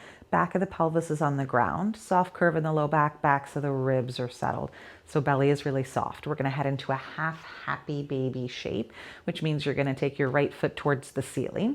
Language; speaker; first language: English; native; English